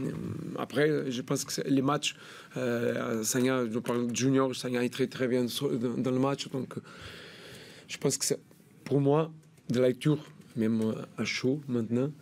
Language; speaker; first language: French; non-native, learner; Portuguese